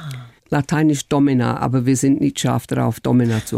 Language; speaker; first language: German; non-native, fluent; English